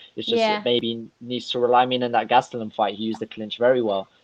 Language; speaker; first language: English; non-native, fluent; Russian